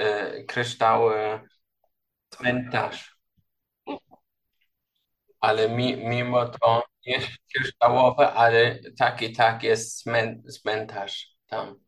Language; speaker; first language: Polish; non-native, learner; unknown